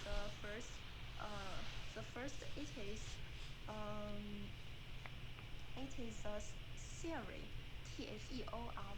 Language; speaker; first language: English; non-native, learner; Chinese